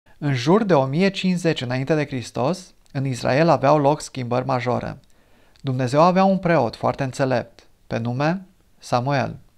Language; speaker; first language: Romanian; non-native, fluent; English